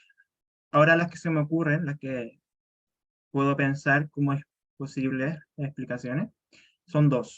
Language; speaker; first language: Spanish; native; Spanish